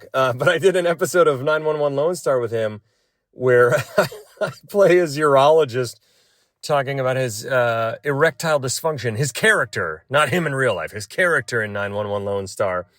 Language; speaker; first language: English; native; English